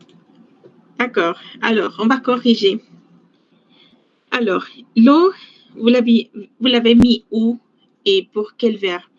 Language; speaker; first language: French; non-native, fluent; Spanish